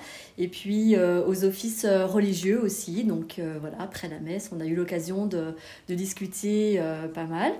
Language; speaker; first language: French; native; French